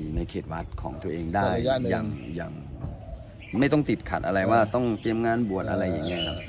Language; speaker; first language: Thai; non-native, local second language; Akha